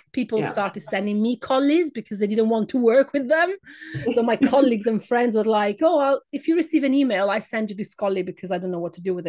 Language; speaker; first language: English; non-native, fluent; Italian